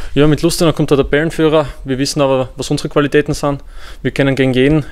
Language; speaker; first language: German; native; German